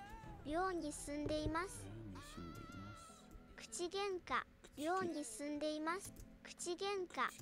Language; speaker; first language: Japanese; non-native, learner; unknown